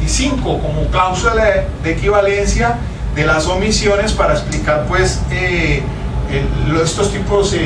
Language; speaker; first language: Spanish; native; Spanish